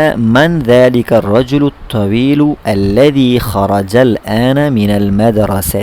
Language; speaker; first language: Arabic; non-native, fluent; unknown